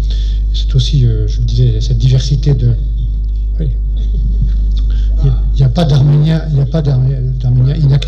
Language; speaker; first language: French; native; French